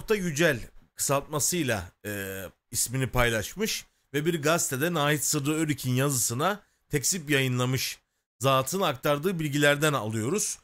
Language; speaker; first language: Turkish; native; Turkish